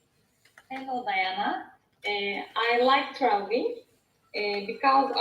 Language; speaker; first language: English; non-native, learner; Turkish